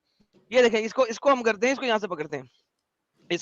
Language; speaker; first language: Hindi; native; Hindi